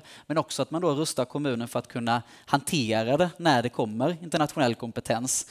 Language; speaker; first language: Swedish; native; Swedish